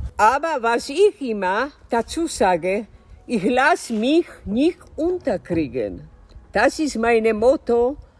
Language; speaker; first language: German; non-native, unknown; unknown